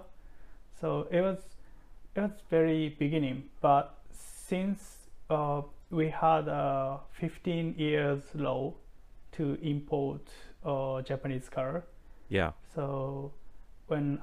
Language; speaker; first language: English; non-native, fluent; Japanese